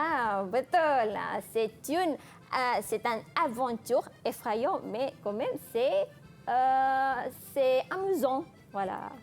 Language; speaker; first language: French; non-native, fluent; Malay